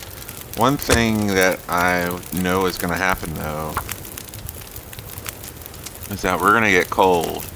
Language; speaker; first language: English; native; English